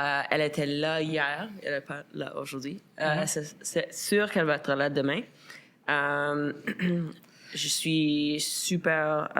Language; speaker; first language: French; non-native, local second language; English